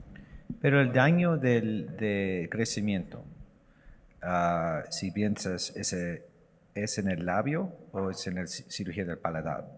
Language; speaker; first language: Spanish; non-native, learner; English